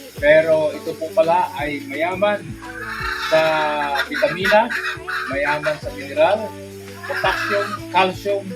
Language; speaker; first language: Filipino; non-native, local second language; Cebuano